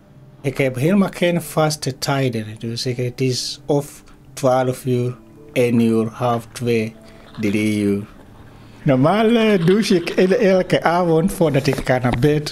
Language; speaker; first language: Dutch; non-native, learner; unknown